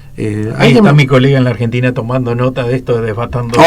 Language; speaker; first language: Spanish; native; Spanish